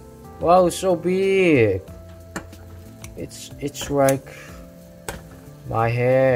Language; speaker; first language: English; non-native, learner; Korean